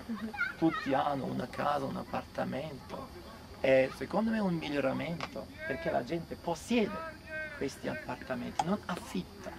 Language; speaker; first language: Italian; non-native, fluent; Serbian